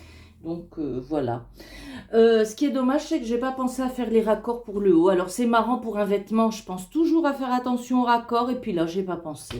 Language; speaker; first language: French; native; French